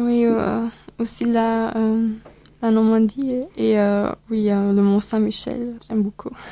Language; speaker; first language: French; non-native, learner; German